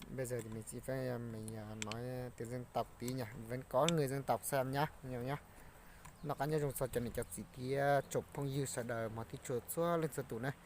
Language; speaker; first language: Vietnamese; non-native, local second language; Hmong